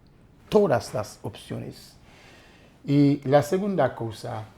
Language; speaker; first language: Spanish; non-native, fluent; Haitian Creole